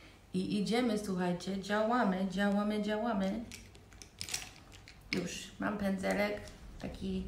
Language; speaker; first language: Polish; early bilingual, heritage; Polish